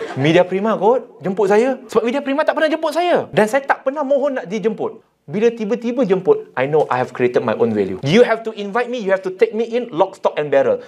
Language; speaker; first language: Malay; non-native, local second language; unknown